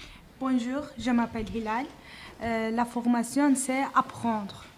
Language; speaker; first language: French; non-native, learner; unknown